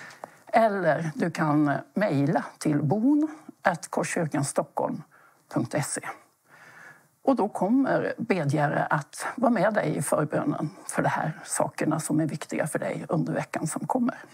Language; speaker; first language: Swedish; native; Swedish